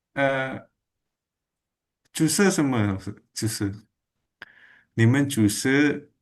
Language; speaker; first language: Chinese; non-native, learner; Indonesian